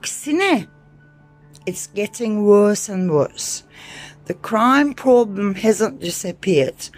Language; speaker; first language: English; non-native, fluent; Turkish